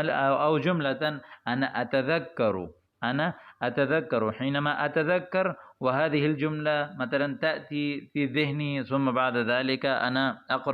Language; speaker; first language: Arabic; non-native, fluent; Urdu